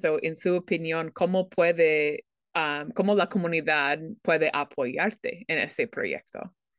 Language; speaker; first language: Spanish; non-native, learner; English